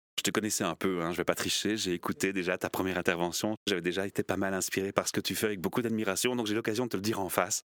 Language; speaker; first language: French; native; French